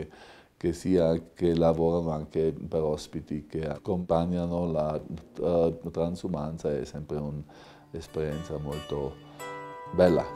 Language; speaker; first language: Italian; non-native, local second language; German